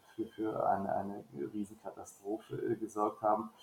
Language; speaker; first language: German; native; German